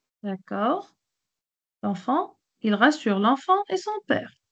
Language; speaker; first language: French; non-native, local second language; Arabic